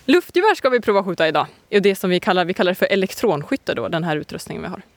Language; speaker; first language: Swedish; native; Swedish